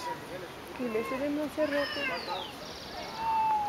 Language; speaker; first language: Spanish; non-native, fluent; English